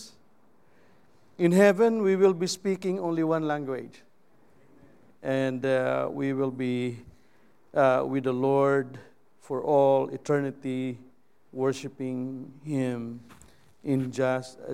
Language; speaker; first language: English; non-native, local second language; Cebuano